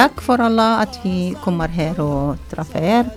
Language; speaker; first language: Swedish; non-native, learner; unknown